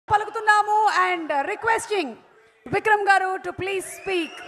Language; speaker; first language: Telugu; native; Telugu